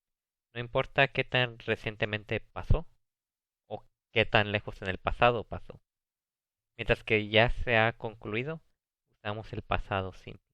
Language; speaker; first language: Spanish; early bilingual, heritage; English